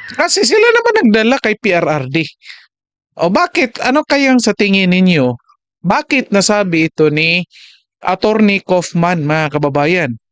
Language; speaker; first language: Filipino; non-native, local second language; Cebuano